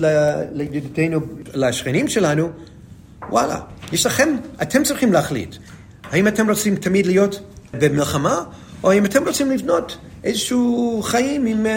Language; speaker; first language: Hebrew; non-native, fluent; English